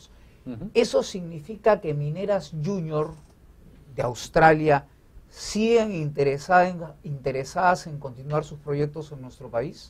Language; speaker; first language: Spanish; native; Spanish